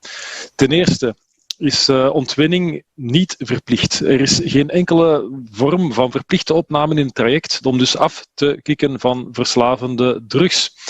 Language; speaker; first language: Dutch; native; Dutch